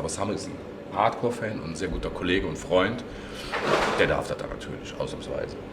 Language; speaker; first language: German; native; German